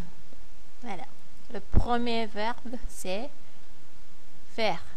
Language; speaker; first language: French; non-native, fluent; Japanese